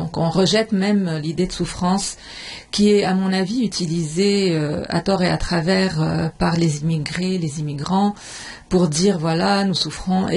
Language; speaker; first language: French; non-native, fluent; Arabic